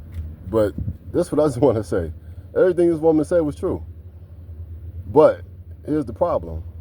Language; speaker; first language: English; native; English